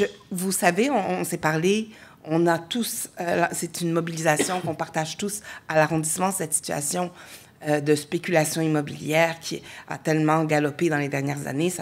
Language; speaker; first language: French; native; French